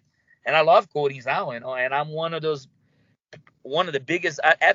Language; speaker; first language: English; non-native, fluent; Spanish